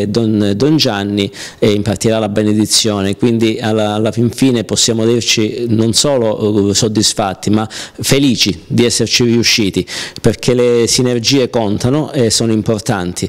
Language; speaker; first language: Italian; native; Italian